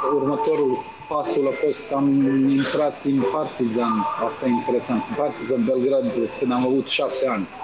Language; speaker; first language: Romanian; non-native, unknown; Serbian